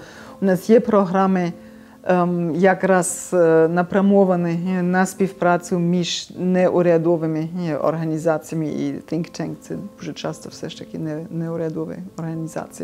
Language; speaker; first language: Ukrainian; non-native, fluent; German